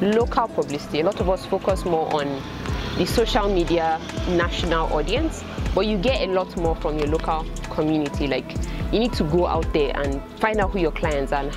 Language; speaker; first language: English; non-native, local second language; Hausa